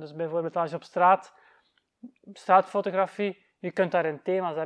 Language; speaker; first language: Dutch; native; Dutch